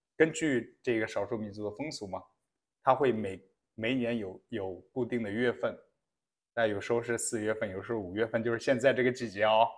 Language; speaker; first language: Chinese; native; Chinese